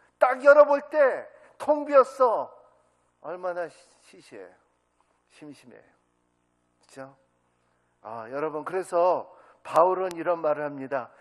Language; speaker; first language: Korean; native; Korean